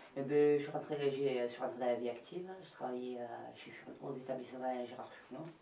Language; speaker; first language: French; early bilingual, other home language; Sardinian